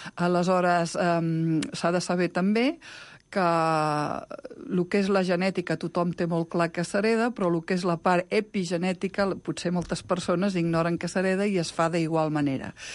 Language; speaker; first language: Catalan; non-native, local second language; Spanish